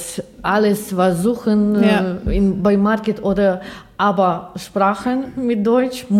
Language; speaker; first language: German; non-native, learner; Ukrainian